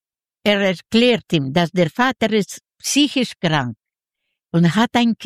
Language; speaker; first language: German; early bilingual, other home language; Yiddish